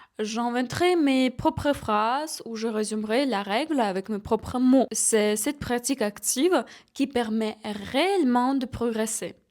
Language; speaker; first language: French; non-native, fluent; Ukrainian